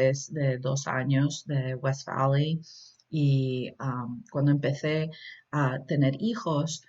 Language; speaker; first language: Spanish; early bilingual, heritage; Spanish